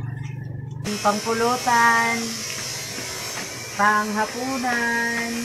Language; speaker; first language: Filipino; non-native, local second language; Hiligaynon